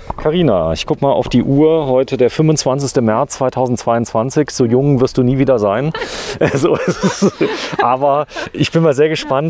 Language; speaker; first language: German; native; German